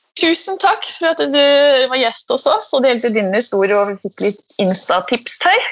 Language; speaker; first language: Norwegian; native; Norwegian